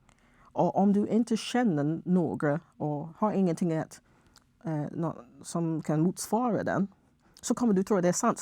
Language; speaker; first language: Swedish; non-native, fluent; English